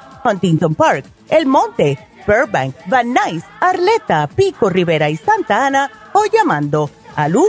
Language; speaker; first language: Spanish; native; Spanish